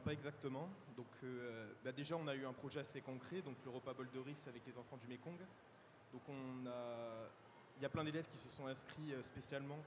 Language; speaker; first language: French; native; French